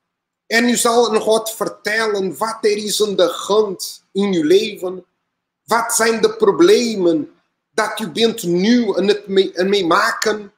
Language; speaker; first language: Dutch; non-native, learner; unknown